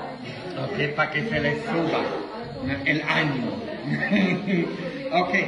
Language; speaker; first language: Spanish; non-native, fluent; Polish